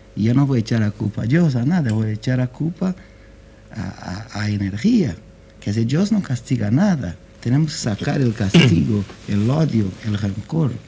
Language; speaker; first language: Spanish; non-native, learner; Portuguese